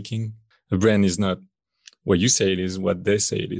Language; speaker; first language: English; non-native, fluent; French